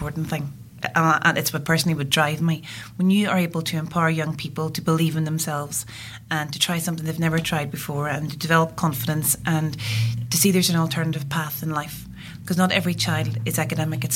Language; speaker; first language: English; native; English